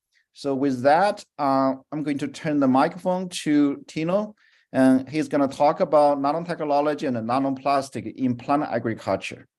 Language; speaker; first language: English; non-native, fluent; Chinese